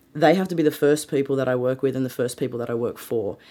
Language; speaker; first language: English; native; English